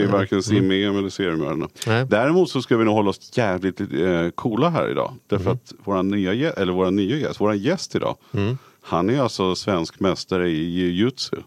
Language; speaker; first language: Swedish; native; Swedish